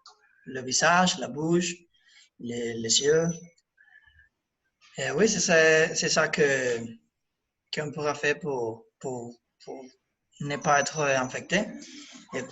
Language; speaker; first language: French; non-native, learner; Spanish